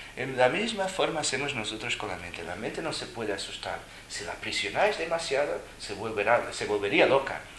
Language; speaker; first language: Spanish; non-native, fluent; Portuguese